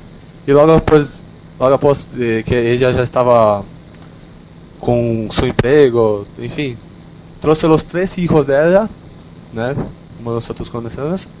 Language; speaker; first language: Portuguese; non-native, learner; Spanish